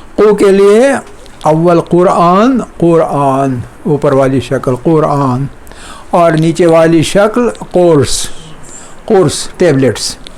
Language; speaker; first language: Urdu; non-native, local second language; Kashmiri